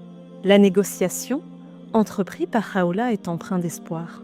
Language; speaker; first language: French; native; French